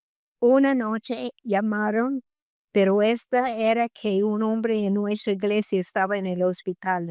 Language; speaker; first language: Spanish; non-native, fluent; English